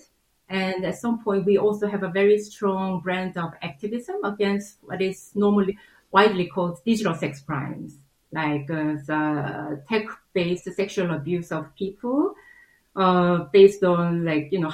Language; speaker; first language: English; non-native, fluent; Korean